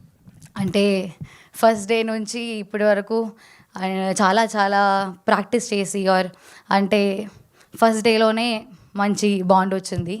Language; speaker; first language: Telugu; non-native, learner; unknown